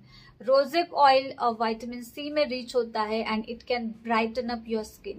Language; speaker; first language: Hindi; native; Hindi